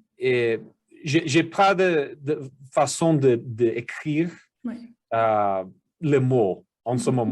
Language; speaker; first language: French; non-native, learner; English